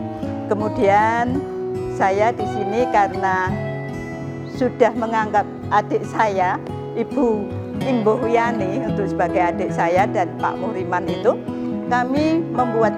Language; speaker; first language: Indonesian; non-native, local second language; Javanese